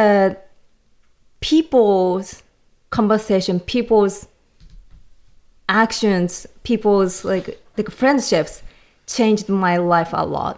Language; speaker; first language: English; non-native, learner; Japanese